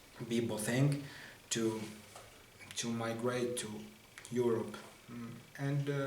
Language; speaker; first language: English; non-native, learner; Arabic